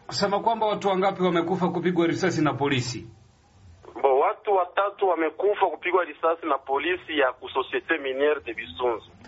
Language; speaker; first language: Swahili; native; Swahili